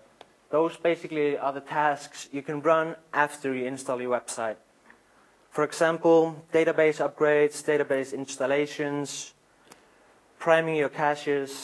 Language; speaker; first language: English; non-native, fluent; Icelandic